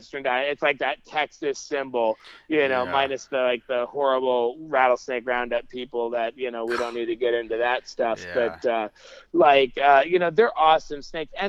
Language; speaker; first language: English; native; English